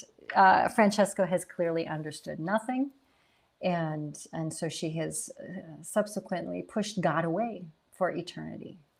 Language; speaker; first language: English; native; English